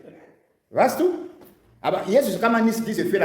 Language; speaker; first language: German; non-native, learner; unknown